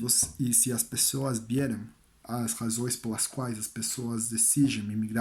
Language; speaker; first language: Portuguese; non-native, learner; Spanish